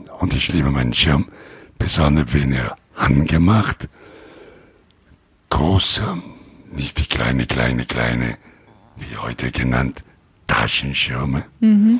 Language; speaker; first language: German; non-native, learner; Italian